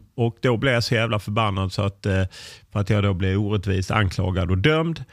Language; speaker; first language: Swedish; native; Swedish